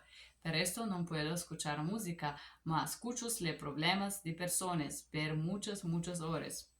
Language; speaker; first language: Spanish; non-native, learner; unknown